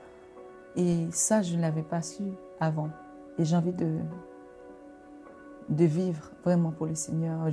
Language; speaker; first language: French; non-native, local second language; Haitian Creole